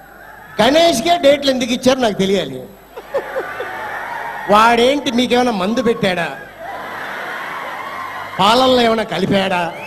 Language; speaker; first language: Telugu; native; Telugu